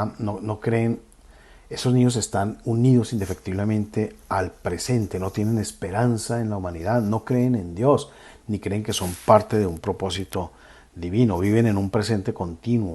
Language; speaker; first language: Spanish; native; Spanish